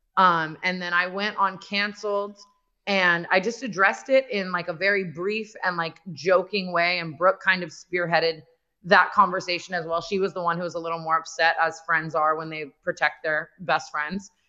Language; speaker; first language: English; native; English